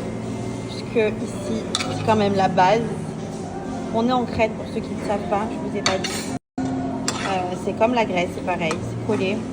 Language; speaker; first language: French; native; French